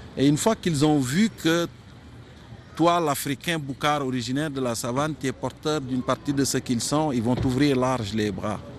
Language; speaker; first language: French; non-native, local second language; Wolof